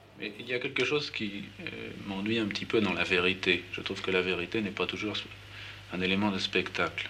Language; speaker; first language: French; native; French